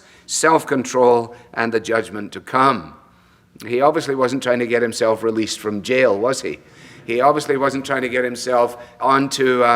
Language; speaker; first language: English; native; English